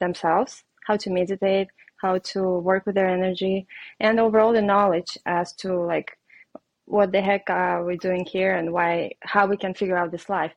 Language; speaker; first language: English; non-native, fluent; Russian